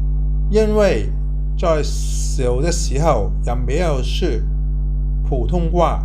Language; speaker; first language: Chinese; non-native, local second language; Cantonese